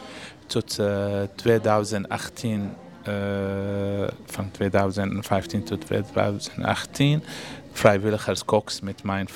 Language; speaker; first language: Dutch; non-native, learner; Arabic